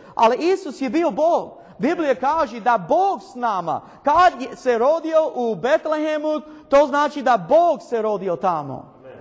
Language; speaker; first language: Croatian; non-native, learner; English